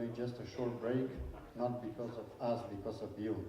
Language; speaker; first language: English; non-native, fluent; Slovenian